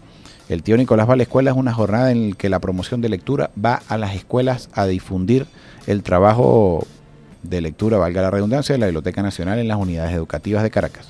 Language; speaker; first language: Spanish; native; Spanish